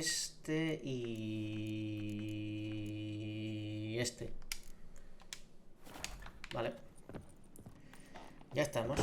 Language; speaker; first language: Spanish; native; Spanish